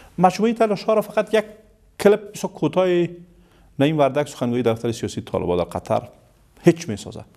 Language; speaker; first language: Persian; native; Persian